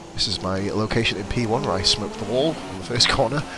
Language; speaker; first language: English; native; English